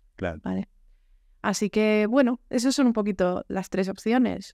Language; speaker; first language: Spanish; native; Spanish